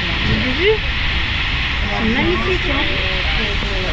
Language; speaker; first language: French; native; French